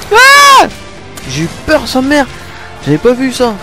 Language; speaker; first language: French; native; French